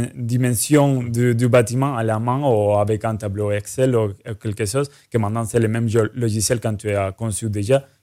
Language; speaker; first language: French; non-native, fluent; Spanish